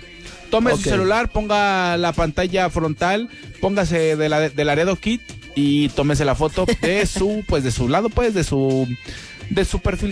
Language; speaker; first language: Spanish; native; Spanish